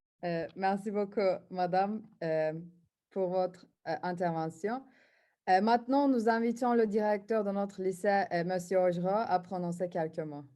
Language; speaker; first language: French; non-native, fluent; Turkish